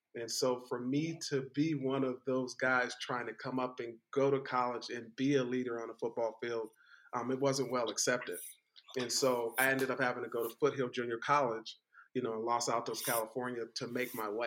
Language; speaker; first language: English; native; English